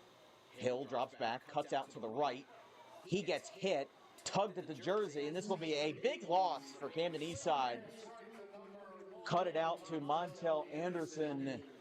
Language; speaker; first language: English; native; English